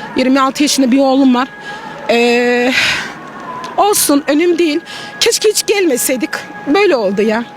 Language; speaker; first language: Turkish; non-native, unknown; Russian